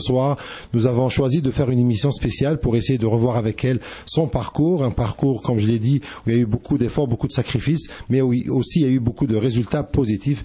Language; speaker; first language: French; non-native, local second language; Arabic